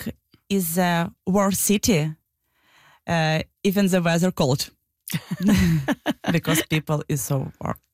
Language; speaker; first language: English; non-native, learner; Ukrainian